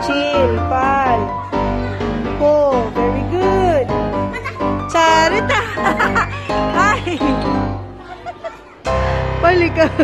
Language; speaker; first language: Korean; non-native, fluent; Filipino